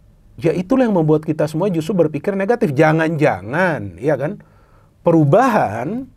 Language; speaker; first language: Indonesian; native; Indonesian